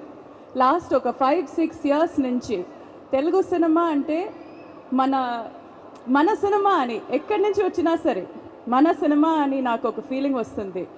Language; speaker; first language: Telugu; non-native, local second language; Tamil